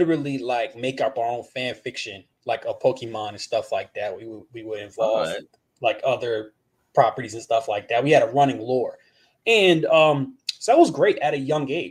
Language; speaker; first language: English; native; English